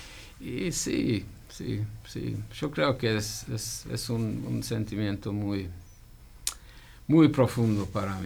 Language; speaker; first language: Spanish; non-native, fluent; Hungarian